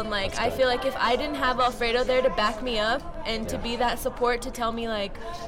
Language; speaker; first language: English; native; English